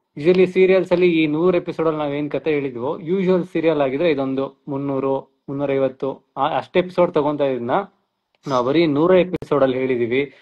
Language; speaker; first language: Kannada; native; Kannada